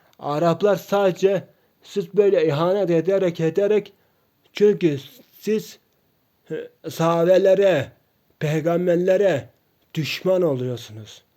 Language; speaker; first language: Turkish; non-native, local second language; Kurdish